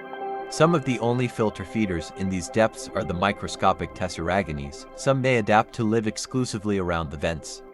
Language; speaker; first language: English; native; English